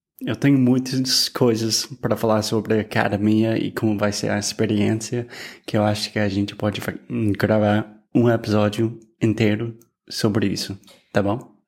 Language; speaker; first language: Portuguese; non-native, fluent; English